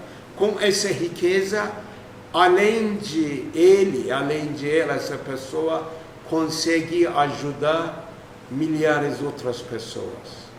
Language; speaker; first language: Portuguese; non-native, fluent; Turkish